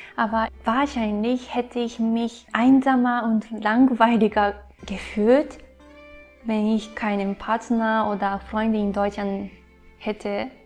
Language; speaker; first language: German; non-native, fluent; Japanese